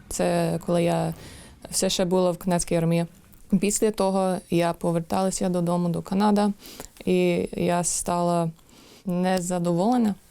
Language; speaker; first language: Ukrainian; non-native, learner; English